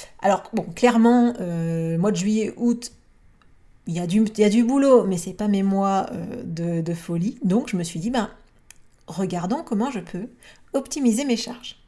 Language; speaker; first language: French; native; French